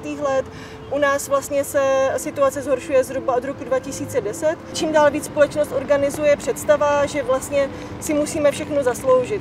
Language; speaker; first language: Czech; native; Czech